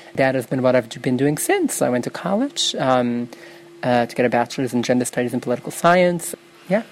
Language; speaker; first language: English; early bilingual, other home language; Yiddish